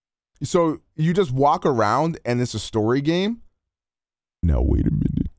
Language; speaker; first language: English; native; English